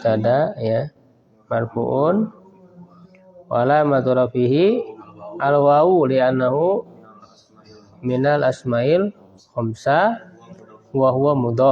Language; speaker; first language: Arabic; non-native, fluent; Indonesian